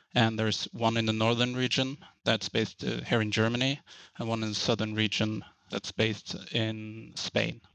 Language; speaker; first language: English; non-native, fluent; Norwegian